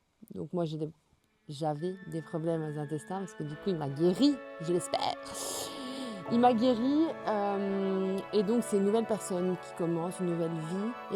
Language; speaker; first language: French; native; French